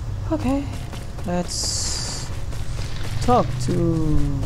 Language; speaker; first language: English; non-native, learner; Indonesian